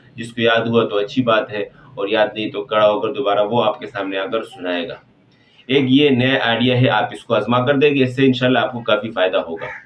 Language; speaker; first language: Urdu; non-native, local second language; Pashto